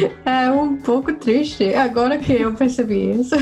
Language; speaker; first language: Portuguese; non-native, fluent; English